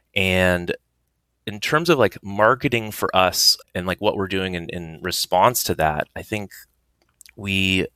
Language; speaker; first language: English; native; English